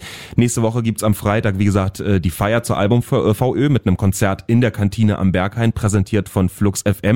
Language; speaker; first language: German; native; German